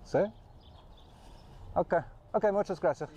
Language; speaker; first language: Spanish; non-native, learner; English